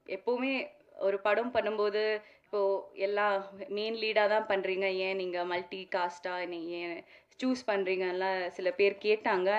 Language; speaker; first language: Tamil; non-native, local second language; Malayalam